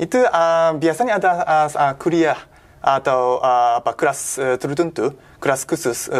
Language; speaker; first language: Indonesian; non-native, fluent; Japanese